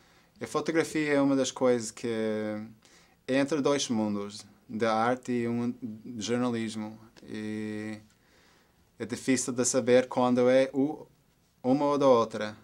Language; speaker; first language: Portuguese; non-native, fluent; English